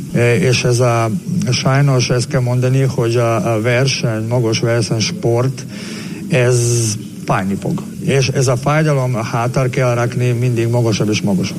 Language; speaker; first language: Hungarian; non-native, learner; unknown